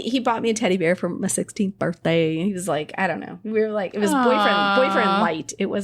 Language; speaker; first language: English; native; English